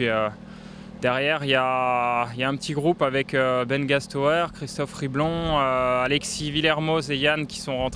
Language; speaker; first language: French; native; French